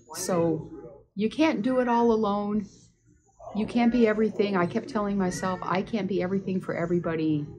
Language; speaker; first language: English; native; English